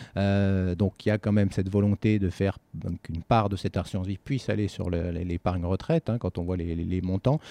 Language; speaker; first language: French; native; French